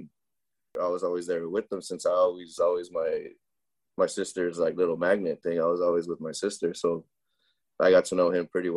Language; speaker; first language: English; early bilingual, other home language; Spanish